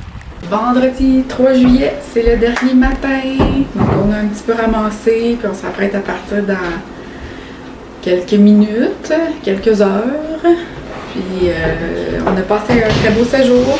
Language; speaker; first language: French; native; French